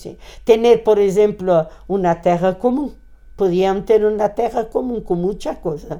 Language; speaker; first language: Spanish; non-native, fluent; Portuguese